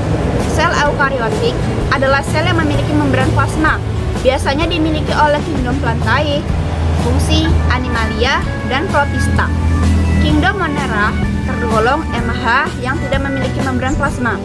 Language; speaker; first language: Indonesian; native; Indonesian